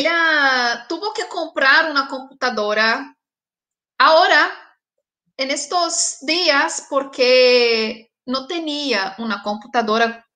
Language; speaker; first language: Spanish; non-native, fluent; Portuguese